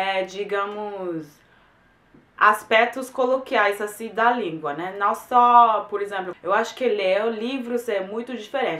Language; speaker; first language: Portuguese; non-native, fluent; German